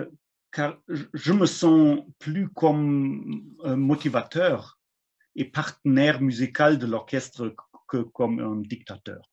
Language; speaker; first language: French; non-native, fluent; German